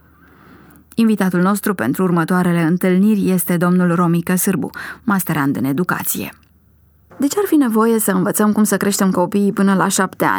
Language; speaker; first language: Romanian; native; Romanian